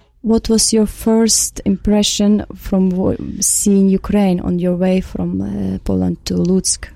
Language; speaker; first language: English; non-native, fluent; Ukrainian